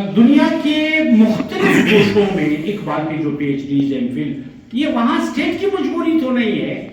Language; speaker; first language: Urdu; non-native, local second language; Pashto